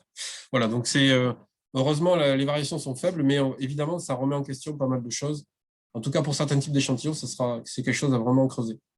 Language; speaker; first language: French; native; French